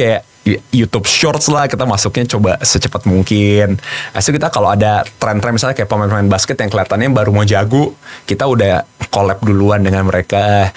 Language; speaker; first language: Indonesian; native; Indonesian